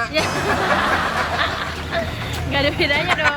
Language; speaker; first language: Indonesian; native; Indonesian